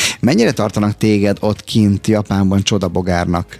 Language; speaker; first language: Hungarian; native; Hungarian